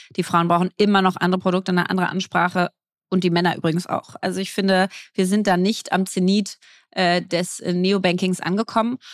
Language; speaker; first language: German; native; German